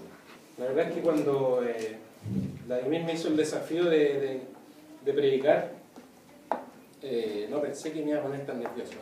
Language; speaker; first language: Spanish; native; Spanish